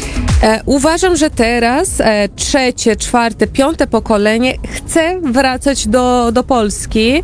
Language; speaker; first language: Polish; non-native, fluent; Portuguese